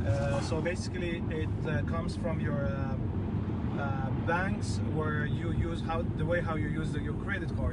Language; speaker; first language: English; non-native, fluent; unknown